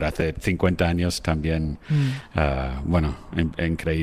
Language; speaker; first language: Spanish; non-native, fluent; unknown